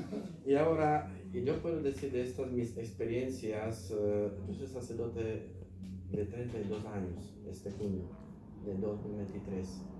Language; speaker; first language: Spanish; non-native, fluent; Slovak